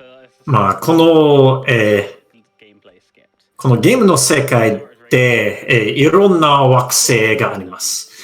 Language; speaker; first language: Japanese; non-native, fluent; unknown